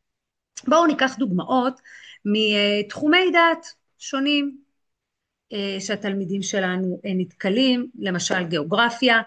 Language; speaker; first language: Hebrew; native; Hebrew